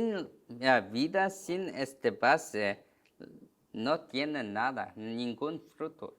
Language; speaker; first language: Spanish; non-native, learner; Korean